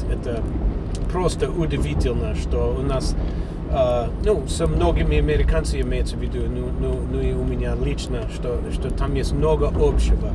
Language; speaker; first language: Russian; non-native, fluent; English